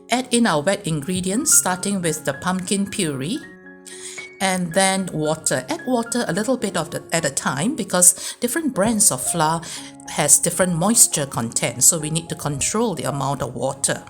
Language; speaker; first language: English; native; English